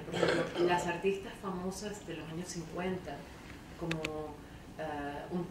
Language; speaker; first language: Spanish; early bilingual, heritage; Spanish